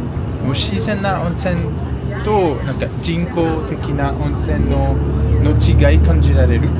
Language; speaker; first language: Japanese; non-native, fluent; French